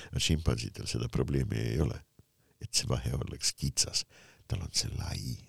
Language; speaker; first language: Estonian; non-native, local second language; Russian